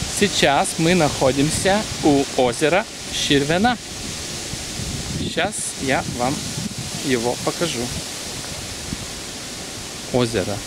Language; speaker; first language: Russian; non-native, fluent; Lithuanian